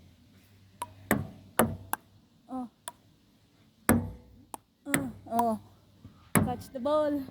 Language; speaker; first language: English; non-native, local second language; Filipino